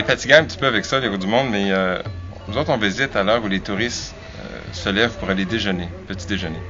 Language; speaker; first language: French; native; French